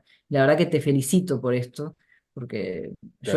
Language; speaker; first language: Spanish; native; Spanish